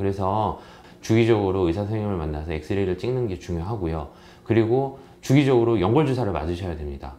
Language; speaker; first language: Korean; native; Korean